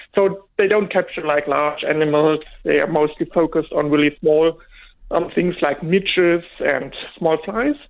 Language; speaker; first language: English; non-native, fluent; German